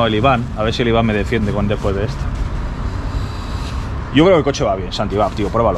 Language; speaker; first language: Spanish; native; Spanish